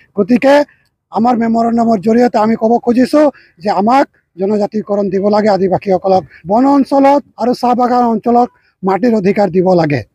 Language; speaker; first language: Assamese; non-native, local second language; Sadri